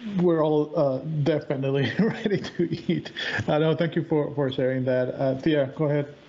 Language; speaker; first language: English; native; English